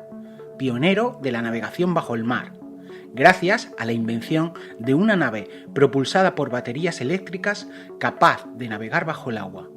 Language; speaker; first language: Spanish; native; Spanish